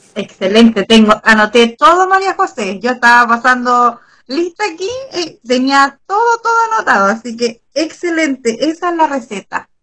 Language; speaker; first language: Spanish; native; Spanish